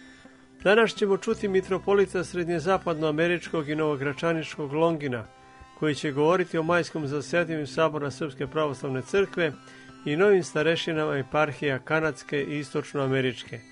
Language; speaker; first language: Serbian; native; Serbian